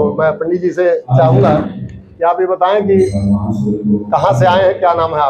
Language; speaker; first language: Hindi; native; Hindi